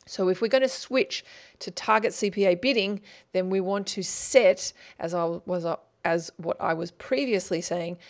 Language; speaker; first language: English; native; English